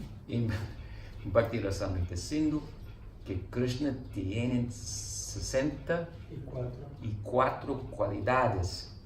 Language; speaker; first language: Spanish; non-native, learner; English